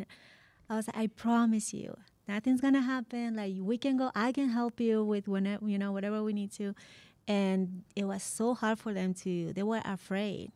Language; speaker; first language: English; non-native, fluent; Spanish